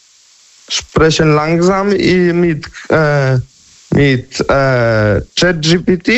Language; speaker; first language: German; non-native, learner; Polish